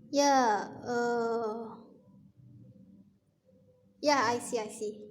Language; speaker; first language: English; non-native, learner; Indonesian